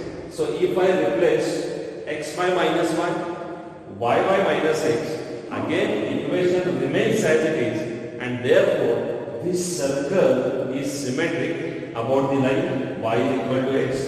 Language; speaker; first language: English; non-native, local second language; Marathi